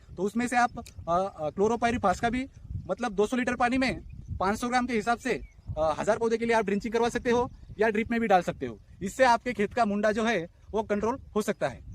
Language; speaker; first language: Hindi; non-native, local second language; Marathi